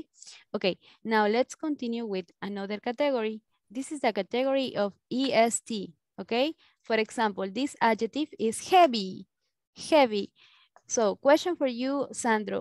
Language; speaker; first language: English; non-native, learner; Spanish